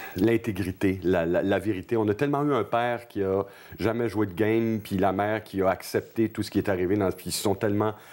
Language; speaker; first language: French; native; French